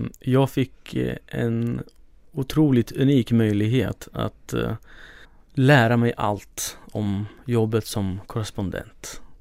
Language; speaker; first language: Swedish; early bilingual, other home language; Kurdish